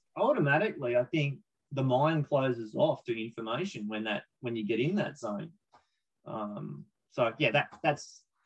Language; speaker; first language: English; native; English